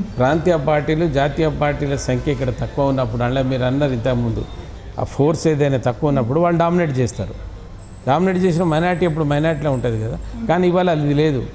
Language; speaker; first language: Telugu; non-native, local second language; Lambadi